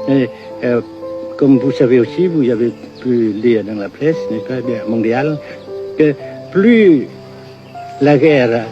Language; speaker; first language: French; non-native, fluent; Vietnamese